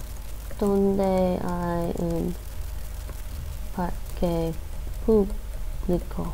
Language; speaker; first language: Spanish; non-native, learner; English